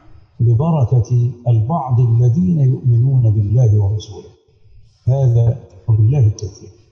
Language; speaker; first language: Arabic; native; Arabic